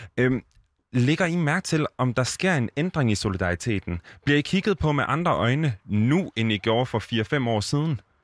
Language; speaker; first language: Danish; native; Danish